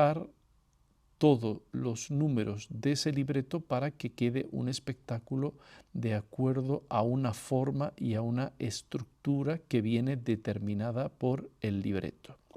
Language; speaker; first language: Spanish; native; Spanish